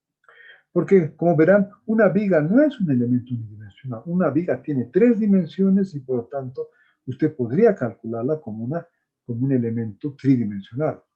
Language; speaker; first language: Spanish; native; Spanish